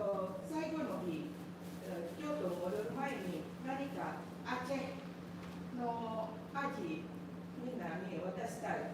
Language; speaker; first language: Japanese; non-native, learner; Indonesian